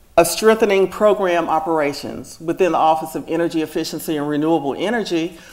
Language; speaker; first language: English; native; English